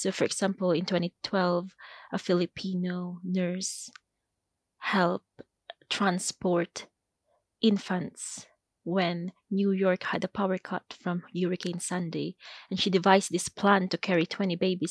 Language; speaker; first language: English; non-native, local second language; Filipino